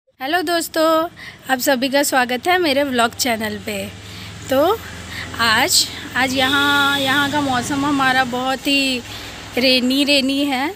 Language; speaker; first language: Hindi; non-native, local second language; Bangla